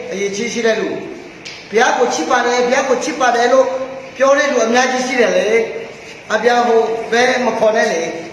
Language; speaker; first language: Burmese; non-native, local second language; Akha